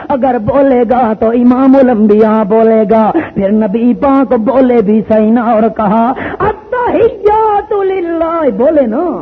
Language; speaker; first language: Urdu; non-native, local second language; Pashto